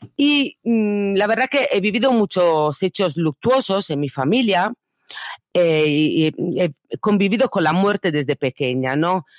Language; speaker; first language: Spanish; non-native, fluent; Italian